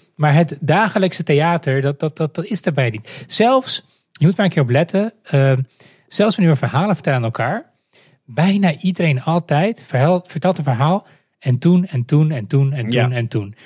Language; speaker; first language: Dutch; non-native, fluent; Romanian